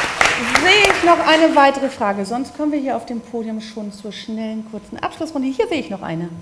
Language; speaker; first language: German; native; German